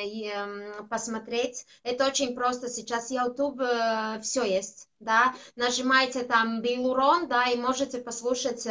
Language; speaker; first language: Russian; non-native, local second language; Latvian